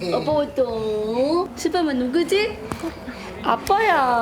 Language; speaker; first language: Korean; non-native, learner; Filipino